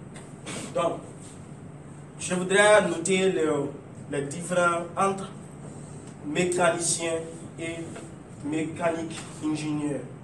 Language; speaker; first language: French; non-native, learner; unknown